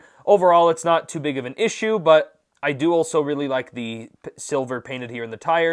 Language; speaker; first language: English; native; English